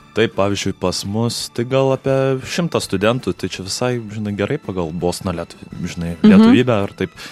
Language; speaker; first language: Lithuanian; early bilingual, heritage; Lithuanian